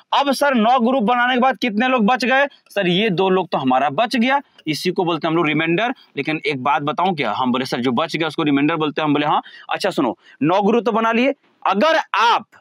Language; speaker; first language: Hindi; native; Hindi